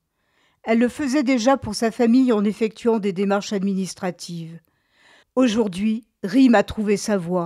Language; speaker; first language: French; native; French